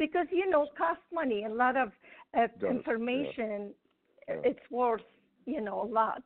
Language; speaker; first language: English; non-native, fluent; Arabic